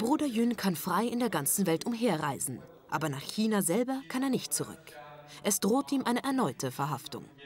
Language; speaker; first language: German; native; German